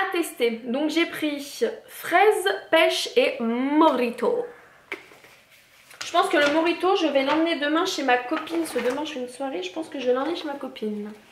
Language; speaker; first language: French; native; French